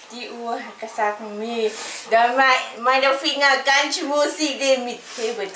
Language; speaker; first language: German; non-native, learner; Thai